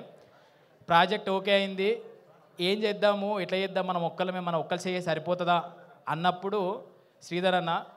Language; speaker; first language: Telugu; native; Telugu